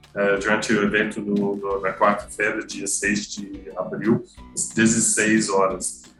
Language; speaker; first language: Portuguese; non-native, fluent; English